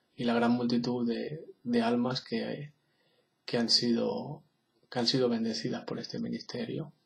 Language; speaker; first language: Spanish; native; Spanish